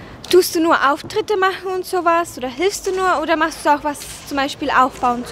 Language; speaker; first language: German; native; German